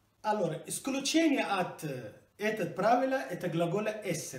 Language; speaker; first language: Russian; non-native, fluent; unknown